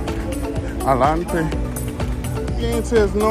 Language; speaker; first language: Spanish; non-native, learner; English